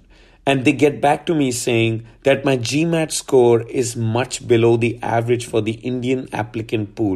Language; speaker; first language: English; non-native, local second language; Hindi